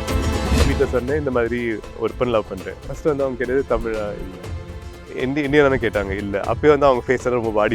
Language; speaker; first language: Tamil; native; Tamil